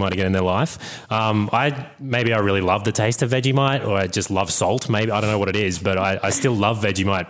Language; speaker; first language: English; native; English